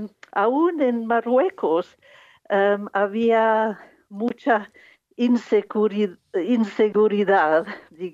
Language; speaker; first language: Spanish; non-native, fluent; English